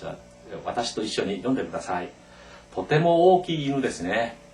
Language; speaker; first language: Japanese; non-native, fluent; Korean